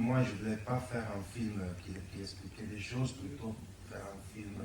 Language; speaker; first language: French; non-native, fluent; Italian